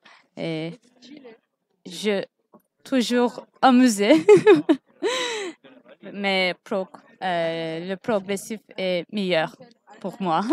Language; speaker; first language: French; non-native, learner; Turkish